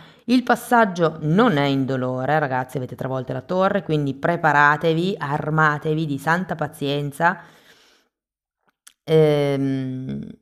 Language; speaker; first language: Italian; native; Italian